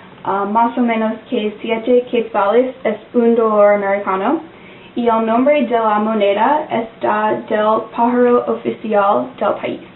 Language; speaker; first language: Spanish; non-native, learner; English